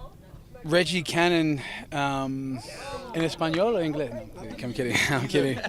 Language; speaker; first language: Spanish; non-native, learner; English